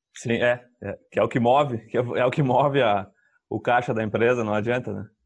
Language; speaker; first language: Portuguese; native; Portuguese